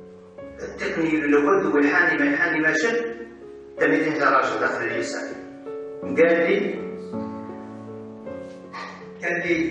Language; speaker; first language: Arabic; native; Arabic